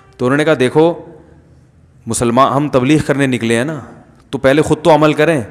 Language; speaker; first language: Urdu; native; Urdu